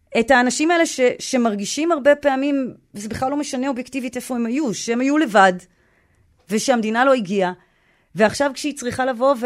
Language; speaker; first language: Hebrew; native; Hebrew